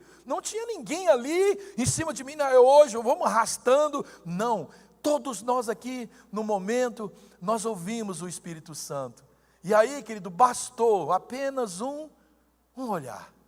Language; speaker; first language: Portuguese; native; Portuguese